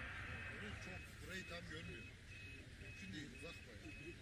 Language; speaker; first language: Turkish; native; Turkish